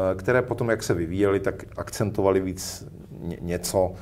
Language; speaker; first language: Czech; native; Czech